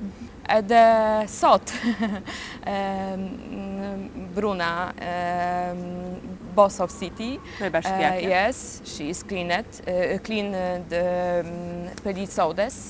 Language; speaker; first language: English; non-native, fluent; Polish